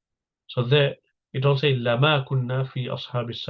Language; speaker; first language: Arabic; non-native, fluent; English